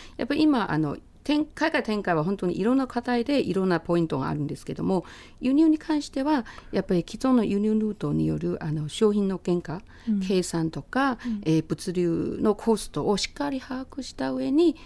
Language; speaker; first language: Japanese; non-native, fluent; Chinese